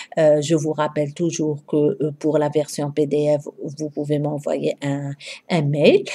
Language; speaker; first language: French; non-native, local second language; Arabic